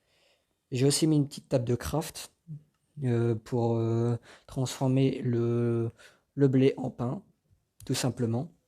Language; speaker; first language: French; native; French